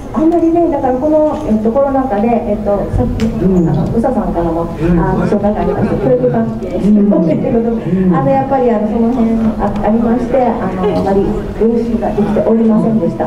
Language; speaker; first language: Japanese; native; Japanese